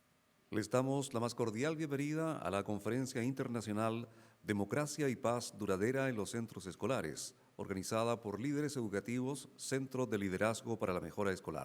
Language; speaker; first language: Spanish; native; Spanish